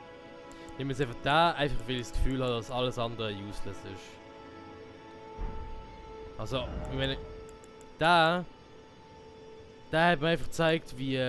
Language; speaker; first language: German; native; German